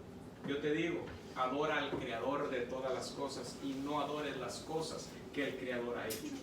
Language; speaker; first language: Spanish; native; Spanish